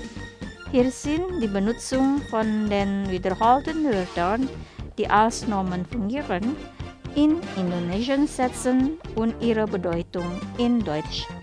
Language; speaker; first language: German; non-native, fluent; Indonesian